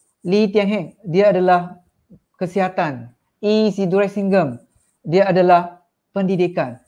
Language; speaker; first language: Malay; non-native, local second language; Tamil